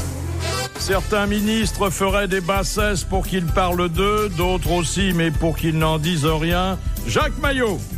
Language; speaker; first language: French; native; French